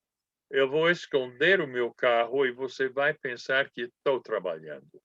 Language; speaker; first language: Portuguese; non-native, fluent; English